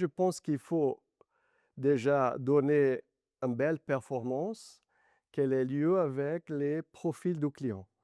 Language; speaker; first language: French; non-native, fluent; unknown